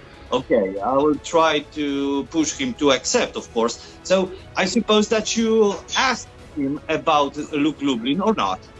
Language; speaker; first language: English; non-native, fluent; Polish